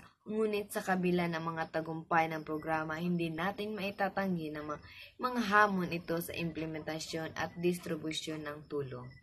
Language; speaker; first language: Filipino; native; Filipino